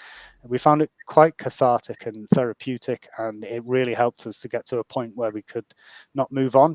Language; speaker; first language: English; native; English